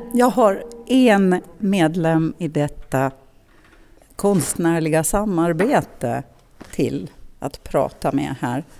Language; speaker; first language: Swedish; native; Swedish